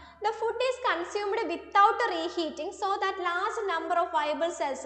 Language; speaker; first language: English; non-native, local second language; Malayalam